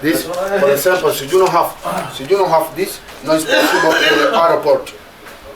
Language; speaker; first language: English; non-native, learner; Spanish